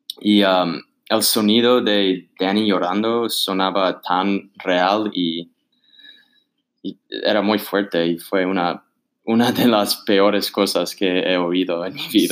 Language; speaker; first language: Spanish; non-native, learner; English